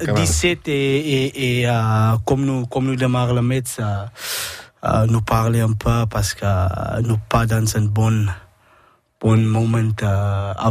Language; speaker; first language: French; non-native, learner; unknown